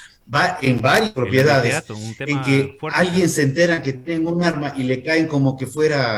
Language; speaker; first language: Spanish; native; Spanish